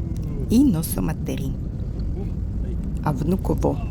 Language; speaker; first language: French; non-native, fluent; Russian